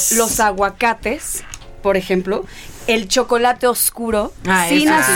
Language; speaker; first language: Spanish; native; Spanish